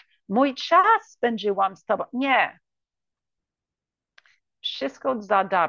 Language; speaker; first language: Polish; early bilingual, heritage; English